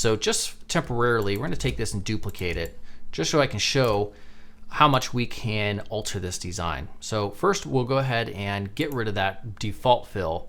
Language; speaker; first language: English; native; English